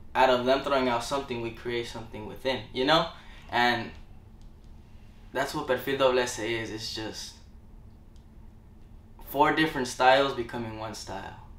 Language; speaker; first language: English; early bilingual, other home language; Spanish